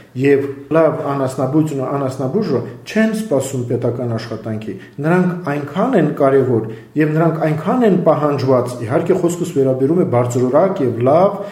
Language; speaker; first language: Armenian; native; Armenian